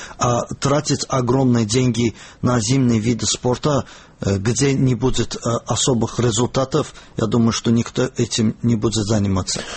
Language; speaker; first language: Russian; non-native, local second language; Azerbaijani